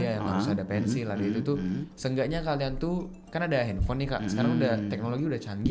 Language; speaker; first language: Indonesian; native; Indonesian